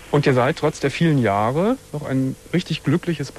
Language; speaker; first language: German; native; German